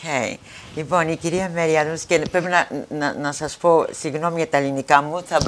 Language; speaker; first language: Greek; early bilingual, heritage; Greek